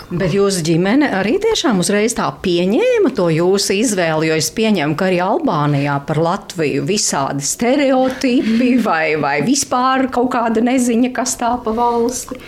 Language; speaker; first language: Latvian; native; Latvian